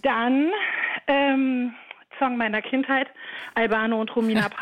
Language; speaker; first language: German; native; German